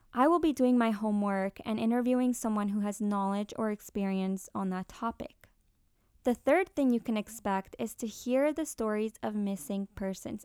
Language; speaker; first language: English; early bilingual, other home language; Spanish